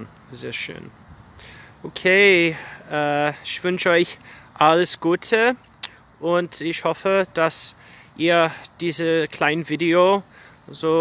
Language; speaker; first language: German; non-native, fluent; English